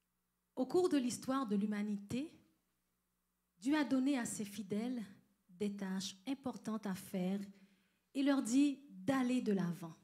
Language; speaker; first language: French; native; French